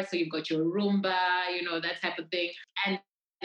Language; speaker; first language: English; non-native, local second language; Bemba